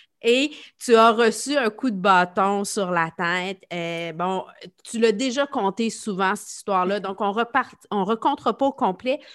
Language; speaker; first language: French; native; French